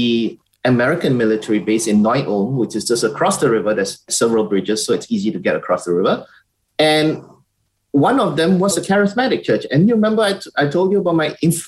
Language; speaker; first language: English; native; English